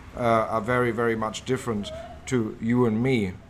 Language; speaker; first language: English; non-native, fluent; German